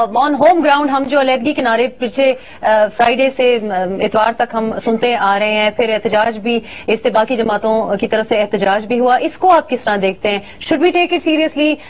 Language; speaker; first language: Urdu; non-native, local second language; Pashto